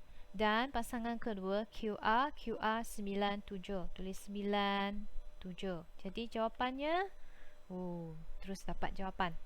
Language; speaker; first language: Malay; native; Malay